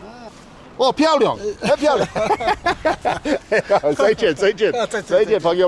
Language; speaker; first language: Chinese; non-native, learner; English